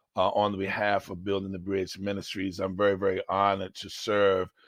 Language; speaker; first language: English; native; English